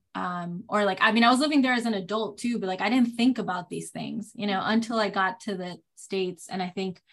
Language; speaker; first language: English; non-native, fluent; Spanish